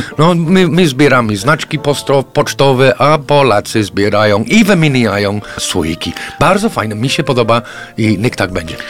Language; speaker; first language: Polish; non-native, fluent; English